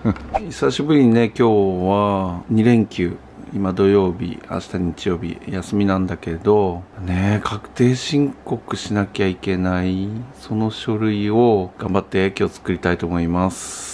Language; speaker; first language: Japanese; native; Japanese